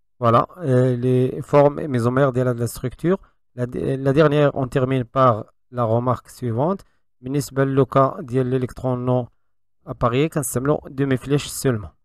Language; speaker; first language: French; non-native, local second language; Arabic